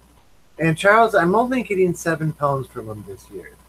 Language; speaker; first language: English; native; English